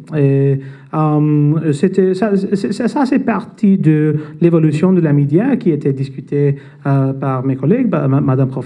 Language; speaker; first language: French; non-native, fluent; English